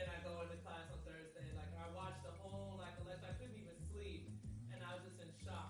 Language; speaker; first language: English; native; English